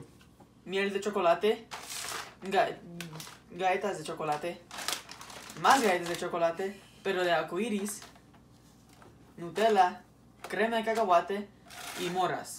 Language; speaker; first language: Spanish; non-native, learner; English